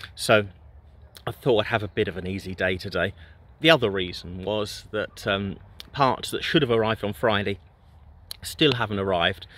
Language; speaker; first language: English; native; English